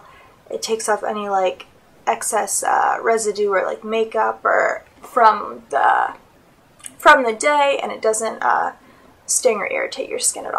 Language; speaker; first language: English; native; English